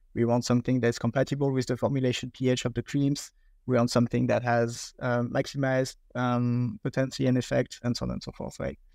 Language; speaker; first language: English; non-native, fluent; French